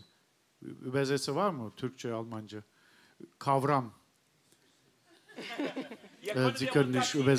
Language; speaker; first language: German; non-native, learner; Turkish